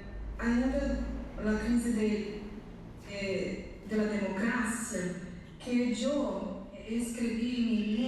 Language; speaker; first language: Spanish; non-native, learner; Portuguese